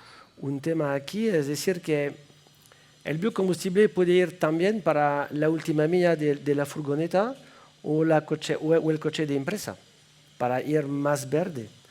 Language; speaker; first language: Spanish; non-native, fluent; French